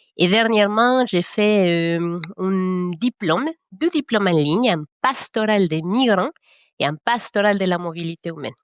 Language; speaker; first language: French; non-native, fluent; Spanish